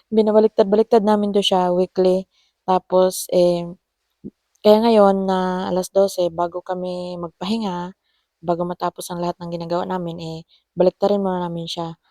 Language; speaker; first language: Filipino; non-native, local second language; Cebuano